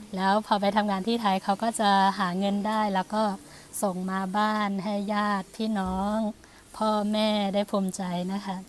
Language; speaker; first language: Thai; non-native, fluent; Shan